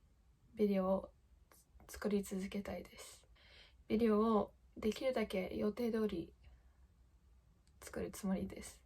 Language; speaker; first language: Japanese; non-native, fluent; English